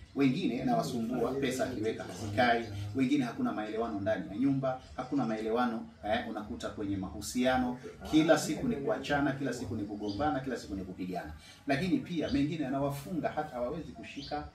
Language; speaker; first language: Swahili; native; Swahili